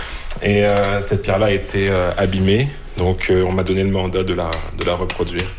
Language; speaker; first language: French; native; French